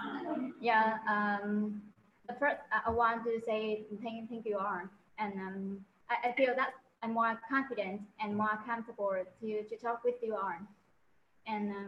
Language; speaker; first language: English; non-native, learner; Vietnamese